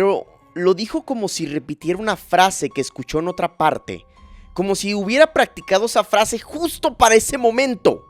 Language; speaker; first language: Spanish; native; Spanish